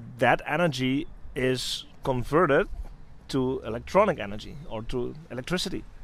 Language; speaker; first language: English; non-native, fluent; Dutch